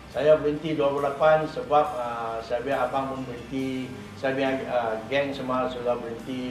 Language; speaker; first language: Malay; non-native, local second language; Chinese